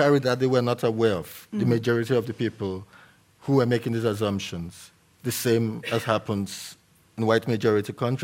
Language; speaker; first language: English; native; English